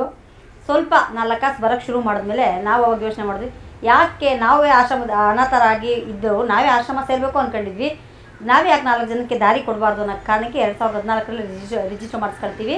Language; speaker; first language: Kannada; native; Kannada